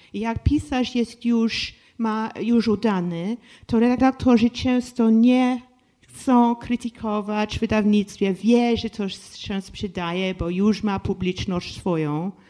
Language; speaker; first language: Polish; non-native, fluent; English